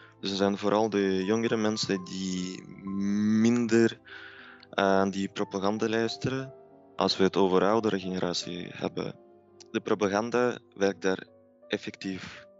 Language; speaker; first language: Dutch; non-native, fluent; Russian